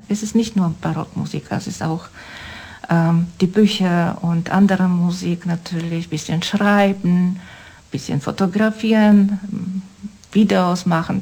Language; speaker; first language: German; non-native, fluent; Polish